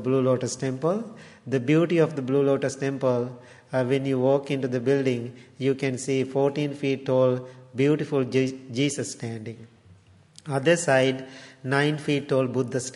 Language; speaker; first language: English; non-native, local second language; Sinhala